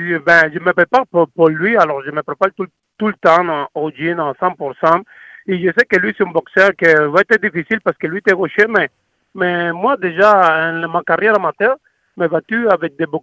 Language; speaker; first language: French; non-native, learner; Spanish